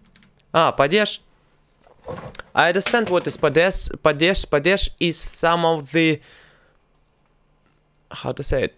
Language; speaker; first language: English; non-native, fluent; Russian